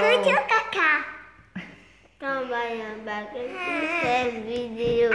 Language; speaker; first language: Vietnamese; early bilingual, heritage; French